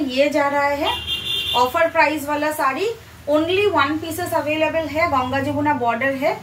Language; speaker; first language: Hindi; non-native, local second language; Bangla